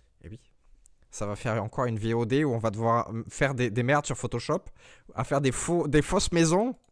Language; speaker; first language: French; native; French